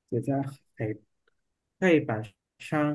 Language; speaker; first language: Chinese; non-native, learner; Vietnamese